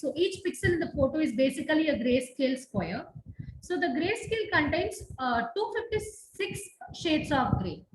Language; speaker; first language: English; non-native, local second language; Tamil